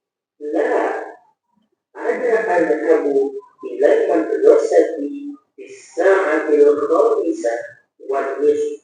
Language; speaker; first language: Arabic; non-native, learner; Indonesian